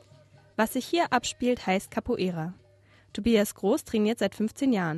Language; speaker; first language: German; native; German